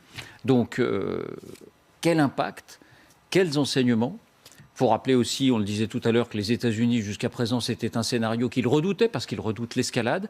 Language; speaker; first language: French; native; French